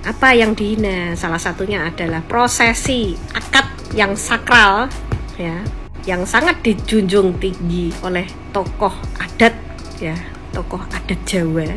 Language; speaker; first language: Indonesian; native; Indonesian